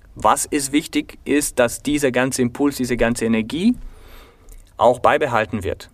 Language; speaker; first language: German; non-native, fluent; Bulgarian